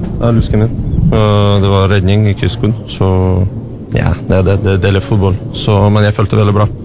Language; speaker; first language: Norwegian; non-native, learner; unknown